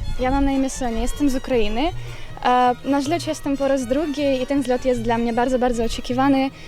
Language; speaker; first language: Polish; early bilingual, heritage; Polish